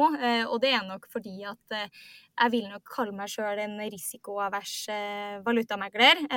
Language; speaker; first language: Norwegian; native; Norwegian